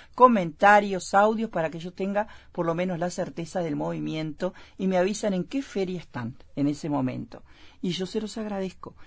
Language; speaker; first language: Spanish; native; Spanish